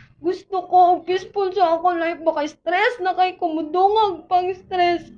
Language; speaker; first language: Cebuano; native; Cebuano